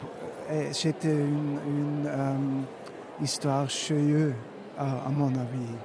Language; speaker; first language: French; non-native, learner; German